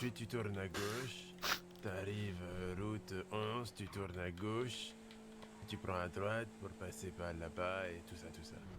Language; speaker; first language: French; native; French